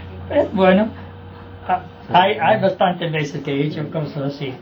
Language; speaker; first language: Spanish; non-native, fluent; English